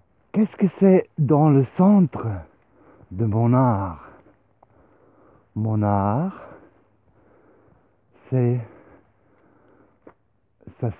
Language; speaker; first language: French; non-native, learner; Swiss German